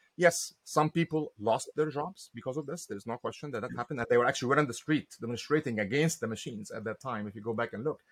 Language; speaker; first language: English; non-native, fluent; Arabic